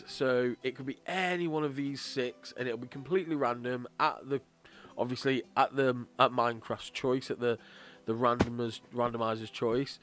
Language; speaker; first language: English; native; English